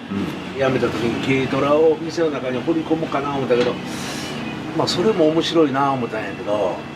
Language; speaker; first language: Japanese; native; Japanese